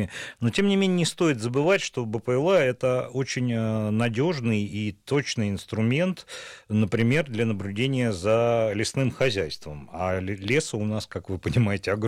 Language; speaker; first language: Russian; native; Russian